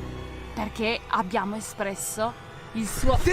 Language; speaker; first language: Italian; native; Italian